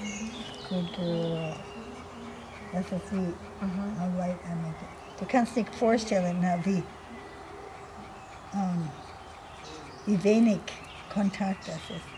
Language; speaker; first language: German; non-native, learner; English